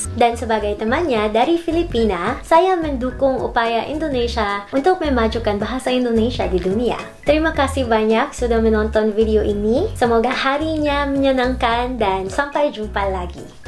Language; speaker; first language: Indonesian; non-native, fluent; Filipino